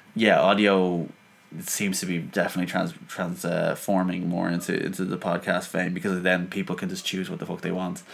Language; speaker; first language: English; native; English